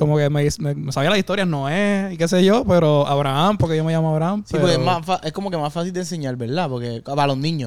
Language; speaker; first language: Spanish; native; Spanish